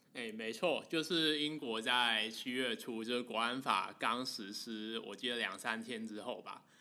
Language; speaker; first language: Chinese; non-native, local second language; Cantonese